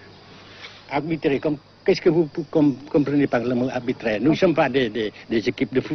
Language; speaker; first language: French; non-native, fluent; Vietnamese